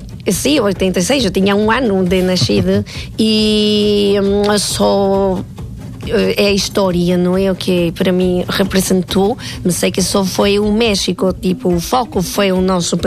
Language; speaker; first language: Portuguese; non-native, fluent; Spanish